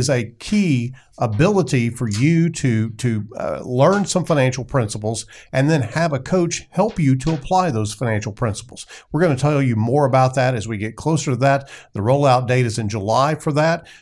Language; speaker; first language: English; native; English